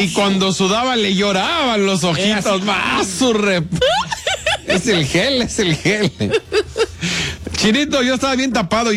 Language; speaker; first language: Spanish; native; Spanish